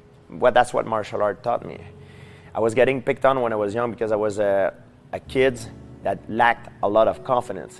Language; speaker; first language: English; non-native, local second language; French